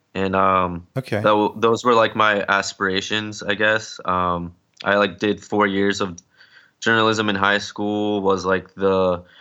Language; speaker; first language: English; early bilingual, other home language; Spanish